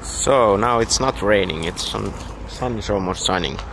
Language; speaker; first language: English; non-native, fluent; Finnish